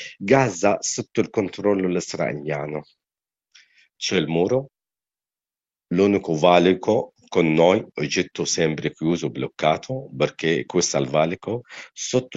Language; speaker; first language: Italian; non-native, learner; Arabic